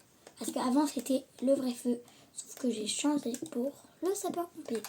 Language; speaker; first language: French; native; French